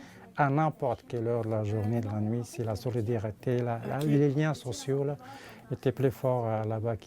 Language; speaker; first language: French; non-native, local second language; Arabic